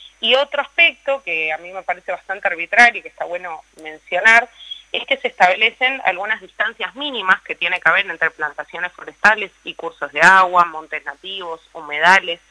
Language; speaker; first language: Spanish; native; Spanish